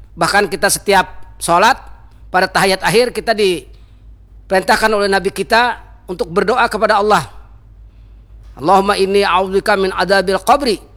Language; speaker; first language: Malay; non-native, local second language; Banjar